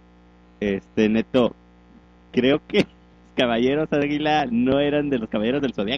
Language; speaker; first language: Spanish; native; Spanish